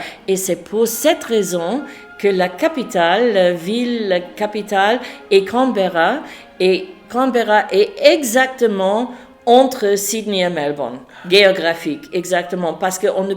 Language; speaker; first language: French; non-native, fluent; English